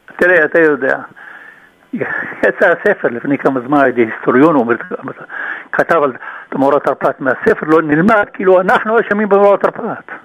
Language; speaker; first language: Hebrew; native; Hebrew